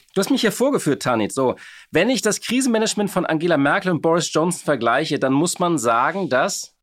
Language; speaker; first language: German; native; German